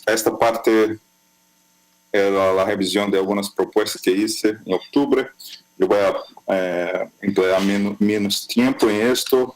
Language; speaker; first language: Spanish; non-native, fluent; Portuguese